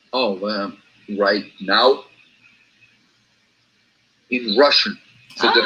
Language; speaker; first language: English; non-native, learner; Russian